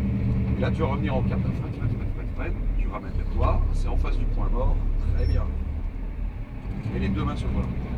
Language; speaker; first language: French; native; French